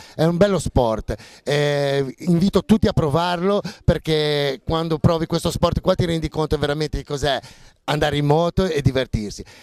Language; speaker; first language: Italian; native; Italian